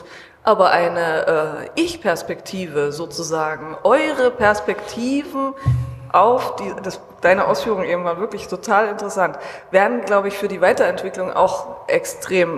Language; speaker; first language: German; native; German